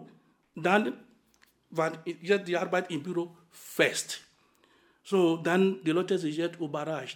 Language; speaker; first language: German; non-native, fluent; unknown